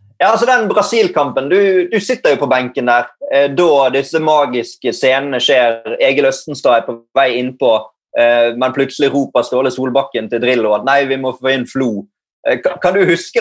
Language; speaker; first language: Norwegian; native; Norwegian